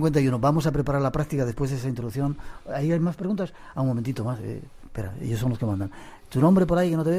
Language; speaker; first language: Spanish; native; Spanish